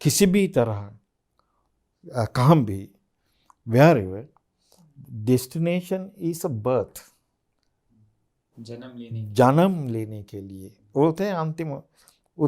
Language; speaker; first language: Hindi; non-native, fluent; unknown